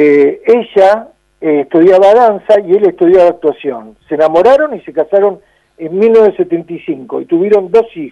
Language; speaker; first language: Spanish; native; Spanish